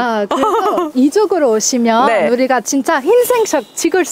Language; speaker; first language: Korean; non-native, learner; French